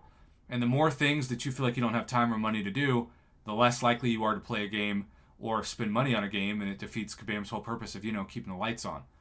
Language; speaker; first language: English; native; English